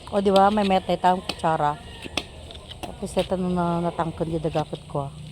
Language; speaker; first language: Filipino; non-native, local second language; Pangasinan